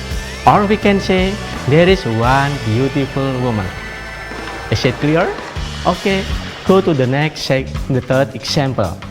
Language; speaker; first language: English; non-native, fluent; Indonesian